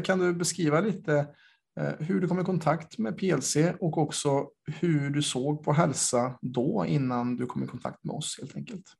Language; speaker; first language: Swedish; native; Swedish